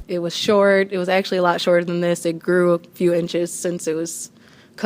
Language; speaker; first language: English; native; English